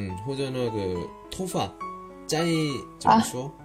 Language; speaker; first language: Chinese; non-native, learner; Korean